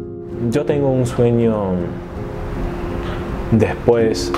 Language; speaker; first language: Spanish; non-native, fluent; Arabic